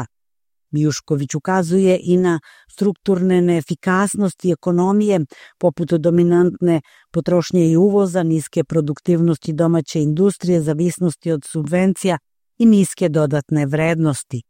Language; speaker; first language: Croatian; native; Croatian